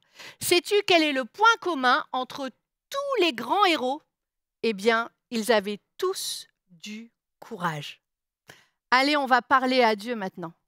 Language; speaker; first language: French; native; French